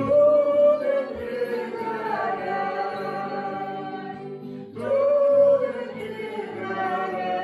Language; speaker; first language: Portuguese; native; Portuguese